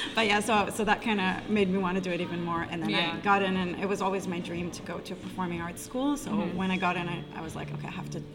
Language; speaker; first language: English; non-native, fluent; Hebrew